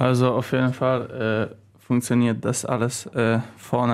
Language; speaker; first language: German; non-native, learner; Polish